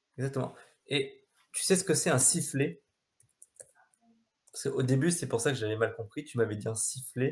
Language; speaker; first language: French; native; French